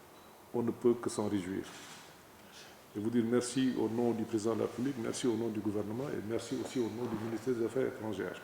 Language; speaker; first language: French; non-native, local second language; Wolof